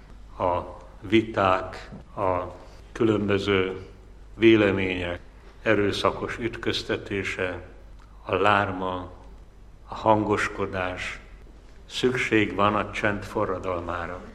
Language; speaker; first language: Hungarian; native; Hungarian